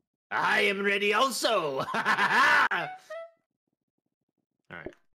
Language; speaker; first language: English; native; English